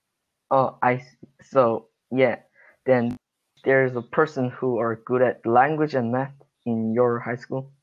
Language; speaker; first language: English; non-native, learner; Korean